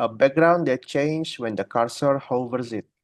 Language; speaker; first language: English; non-native, learner; Indonesian